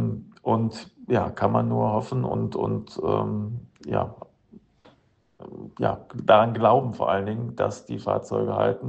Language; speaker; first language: German; native; German